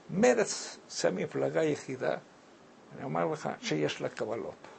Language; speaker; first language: Hebrew; early bilingual, other home language; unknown